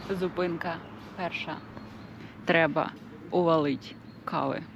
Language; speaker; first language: Ukrainian; non-native, local second language; Russian